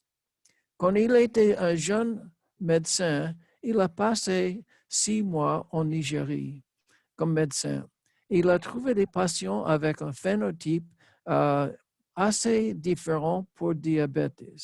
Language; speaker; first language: French; non-native, learner; English